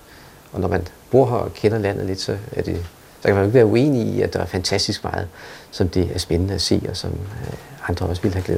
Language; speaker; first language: Danish; native; Danish